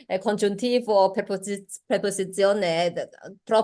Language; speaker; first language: Italian; non-native, learner; Chinese